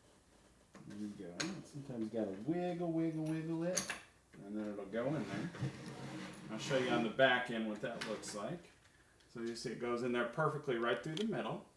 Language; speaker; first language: English; native; English